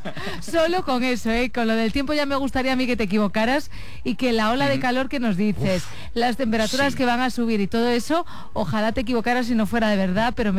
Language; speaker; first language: Spanish; native; Spanish